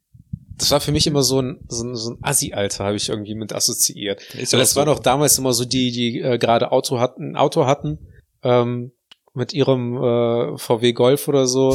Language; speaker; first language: German; native; German